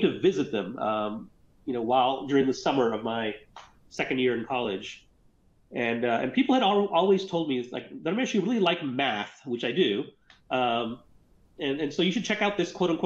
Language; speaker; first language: English; early bilingual, other home language; Gujarati